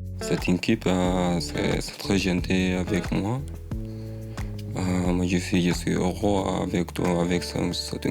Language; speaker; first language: French; non-native, learner; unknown